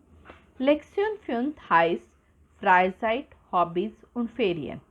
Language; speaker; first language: German; non-native, fluent; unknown